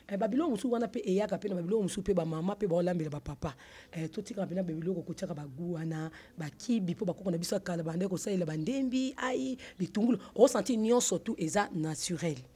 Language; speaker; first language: Lingala; non-native, local second language; Kongo